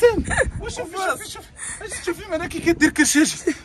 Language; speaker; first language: Arabic; native; Arabic